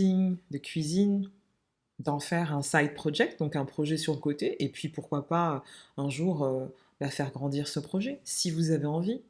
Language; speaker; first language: French; native; French